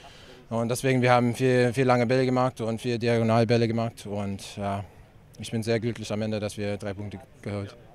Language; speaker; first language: German; non-native, fluent; English